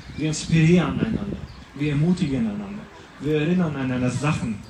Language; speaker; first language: German; non-native, fluent; Latvian